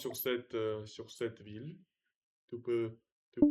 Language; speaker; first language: French; non-native, learner; Russian